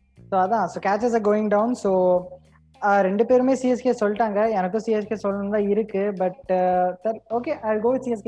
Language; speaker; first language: English; non-native, local second language; Tamil